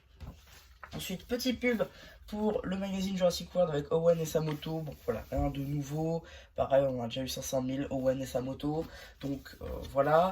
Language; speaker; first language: French; native; French